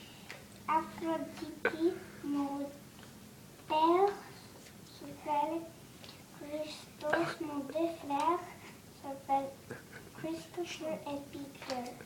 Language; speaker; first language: French; non-native, learner; English